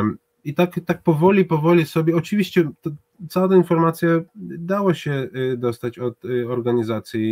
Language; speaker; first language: Polish; non-native, fluent; Hebrew